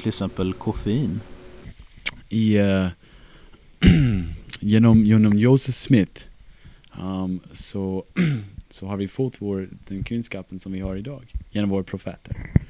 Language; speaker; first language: Swedish; non-native, fluent; English